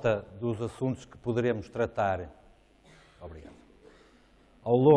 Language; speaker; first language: Portuguese; native; Portuguese